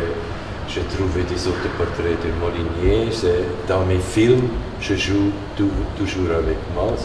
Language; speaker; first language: French; non-native, learner; German